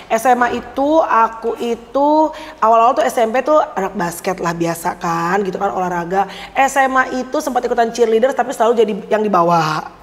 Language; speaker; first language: Indonesian; native; Indonesian